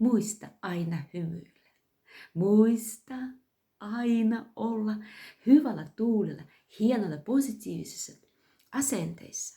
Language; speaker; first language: Finnish; non-native, fluent; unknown